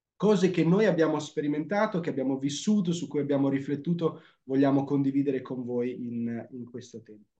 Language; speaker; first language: Italian; early bilingual, other home language; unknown